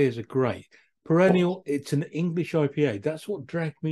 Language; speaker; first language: English; native; English